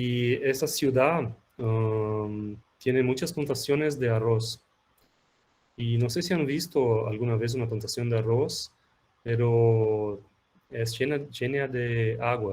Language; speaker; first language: Spanish; non-native, fluent; Portuguese